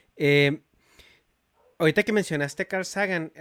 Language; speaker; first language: Spanish; native; Spanish